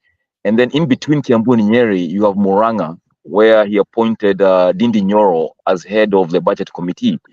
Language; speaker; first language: English; non-native, local second language; Swahili